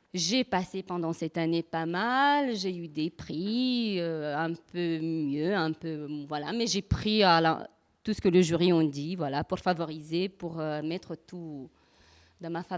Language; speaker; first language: French; non-native, fluent; Romanian